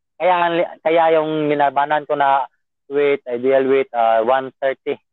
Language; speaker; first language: Filipino; non-native, local second language; Cebuano